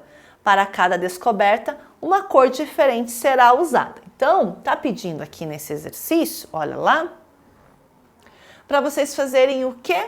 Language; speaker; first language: Portuguese; native; Portuguese